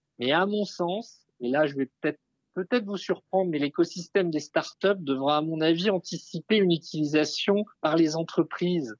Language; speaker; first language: French; native; French